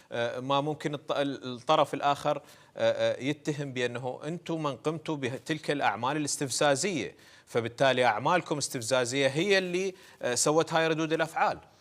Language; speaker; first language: Arabic; native; Arabic